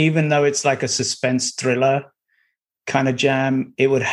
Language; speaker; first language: English; native; English